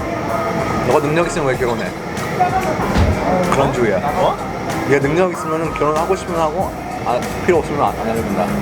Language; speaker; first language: Korean; early bilingual, heritage; Korean